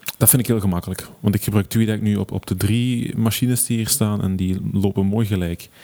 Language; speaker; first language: Dutch; native; Dutch